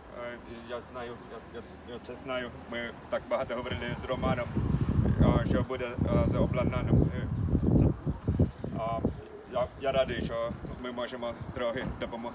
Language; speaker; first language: Ukrainian; non-native, learner; Finnish